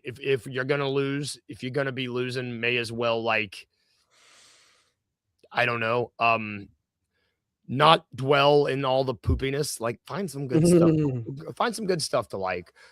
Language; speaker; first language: English; native; English